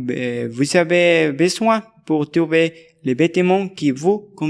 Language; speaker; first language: French; non-native, learner; Spanish